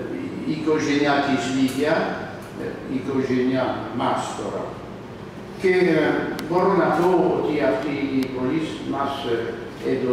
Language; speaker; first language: Greek; non-native, learner; French